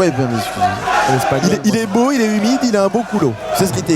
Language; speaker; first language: French; native; French